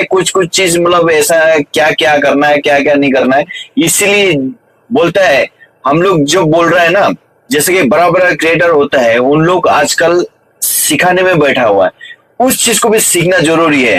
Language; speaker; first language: Hindi; non-native, local second language; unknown